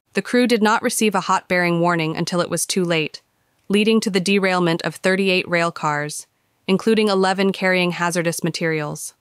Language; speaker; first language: English; native; English